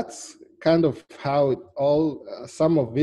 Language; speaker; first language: English; non-native, local second language; Kinyarwanda